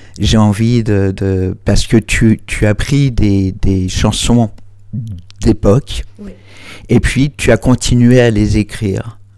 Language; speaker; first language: French; native; French